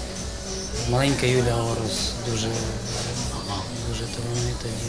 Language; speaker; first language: Ukrainian; native; Ukrainian